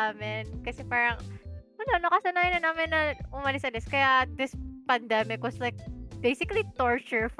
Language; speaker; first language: English; non-native, local second language; Filipino